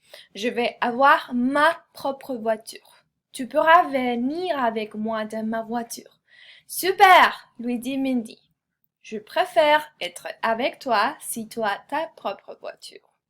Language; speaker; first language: French; non-native, fluent; Spanish